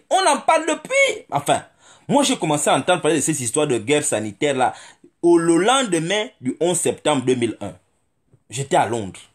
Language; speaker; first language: French; non-native, local second language; Fang